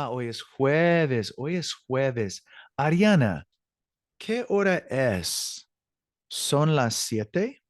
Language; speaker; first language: Spanish; non-native, learner; English